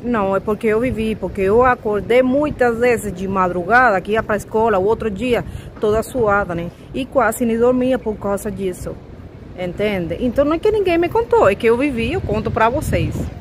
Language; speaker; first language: Portuguese; non-native, fluent; Spanish